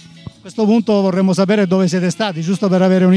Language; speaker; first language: Italian; native; Italian